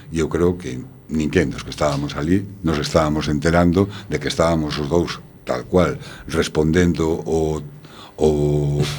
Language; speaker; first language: Galician; non-native, local second language; Spanish